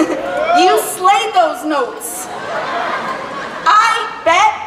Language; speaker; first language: English; native; English